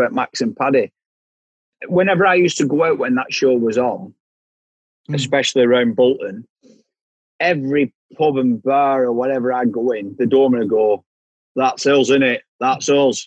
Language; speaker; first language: English; native; English